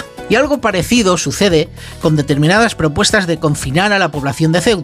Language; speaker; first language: Spanish; native; Spanish